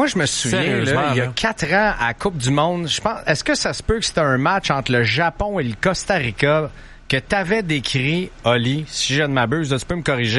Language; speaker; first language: French; native; French